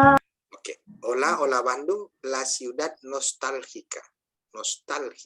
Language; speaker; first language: Spanish; non-native, fluent; Indonesian